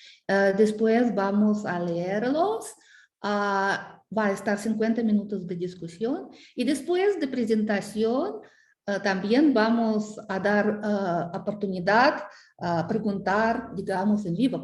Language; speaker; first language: Spanish; non-native, fluent; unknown